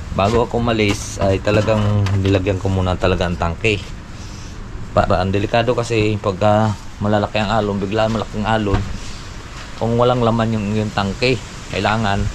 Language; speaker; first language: Filipino; native; Filipino